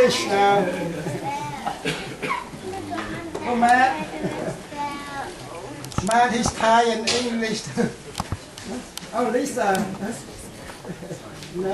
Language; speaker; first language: English; non-native, fluent; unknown